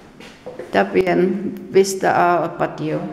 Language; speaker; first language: Spanish; non-native, learner; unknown